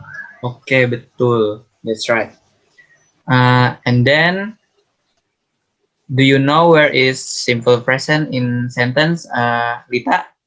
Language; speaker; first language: English; non-native, learner; Indonesian